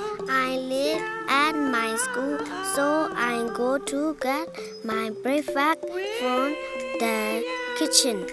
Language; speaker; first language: English; non-native, learner; Burmese